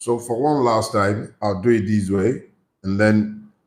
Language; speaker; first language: English; non-native, local second language; Yoruba